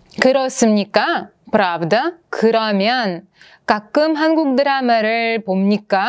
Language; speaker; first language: Korean; non-native, fluent; Russian